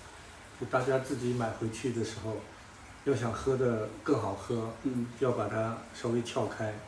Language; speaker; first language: Chinese; native; Chinese